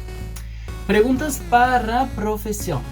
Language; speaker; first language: Spanish; non-native, fluent; English